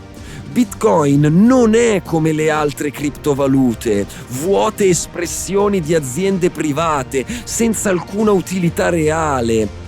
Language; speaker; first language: Italian; native; Italian